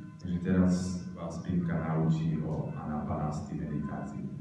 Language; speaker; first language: Slovak; native; Slovak